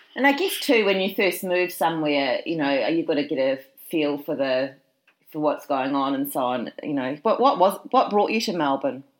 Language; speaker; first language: English; native; English